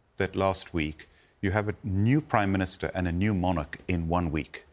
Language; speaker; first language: English; non-native, local second language; Gujarati